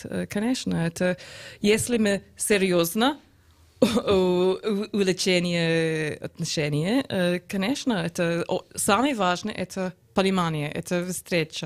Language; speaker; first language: Russian; non-native, learner; English